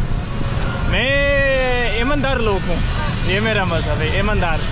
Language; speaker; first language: Hindi; non-native, learner; English